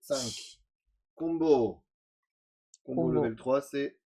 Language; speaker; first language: French; native; French